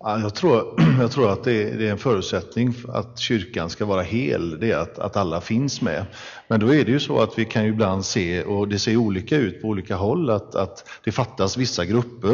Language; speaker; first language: Swedish; native; Swedish